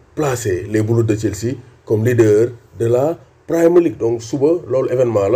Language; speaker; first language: French; non-native, local second language; Wolof